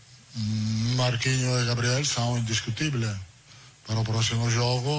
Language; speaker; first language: Portuguese; non-native, fluent; Italian